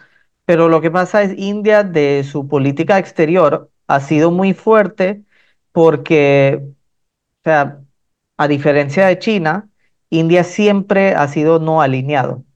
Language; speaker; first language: Spanish; non-native, fluent; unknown